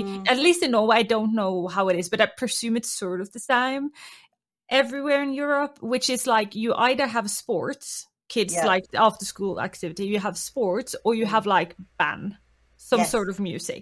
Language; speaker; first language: English; non-native, fluent; Norwegian